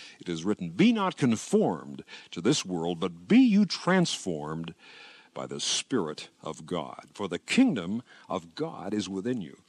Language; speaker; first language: English; native; English